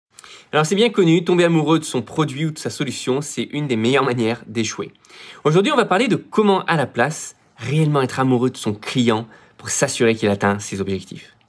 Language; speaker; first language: French; native; French